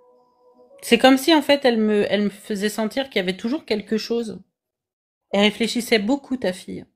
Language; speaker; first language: French; native; French